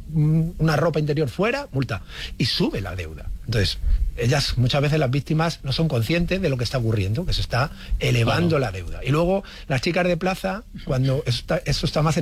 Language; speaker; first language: Spanish; native; Spanish